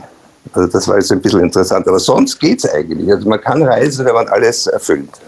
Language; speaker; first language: German; native; German